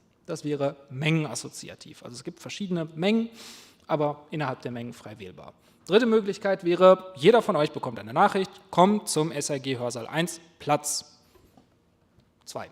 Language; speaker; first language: German; native; German